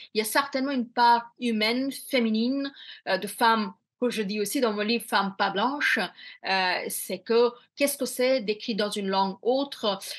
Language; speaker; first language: French; non-native, fluent; Bangla